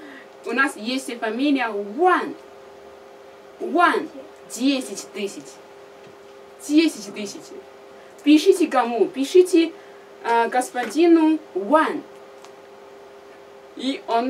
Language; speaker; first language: Russian; non-native, learner; Chinese